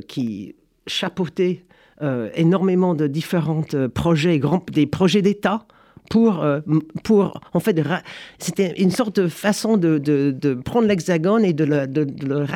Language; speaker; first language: French; non-native, fluent; English